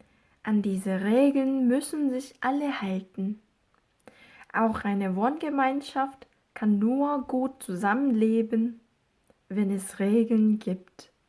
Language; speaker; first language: German; non-native, fluent; Korean